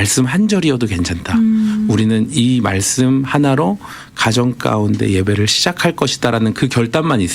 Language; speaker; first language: Korean; native; Korean